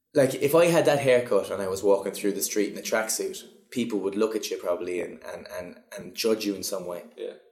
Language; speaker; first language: English; native; English